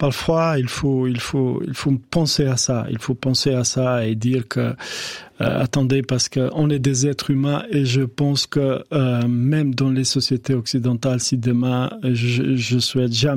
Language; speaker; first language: French; non-native, fluent; Albanian